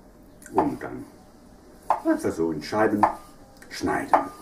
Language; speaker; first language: German; non-native, fluent; Italian